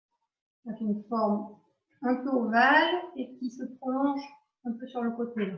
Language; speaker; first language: French; native; French